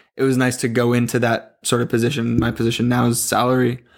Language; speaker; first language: English; native; English